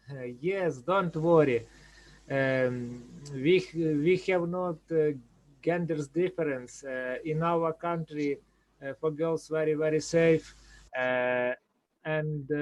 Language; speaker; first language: English; non-native, learner; Ukrainian